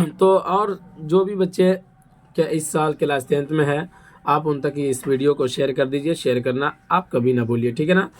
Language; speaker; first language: Urdu; native; Urdu